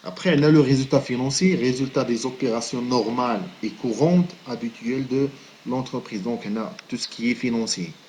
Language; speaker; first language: French; non-native, local second language; Arabic